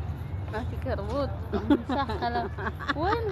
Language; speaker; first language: Arabic; non-native, learner; Amharic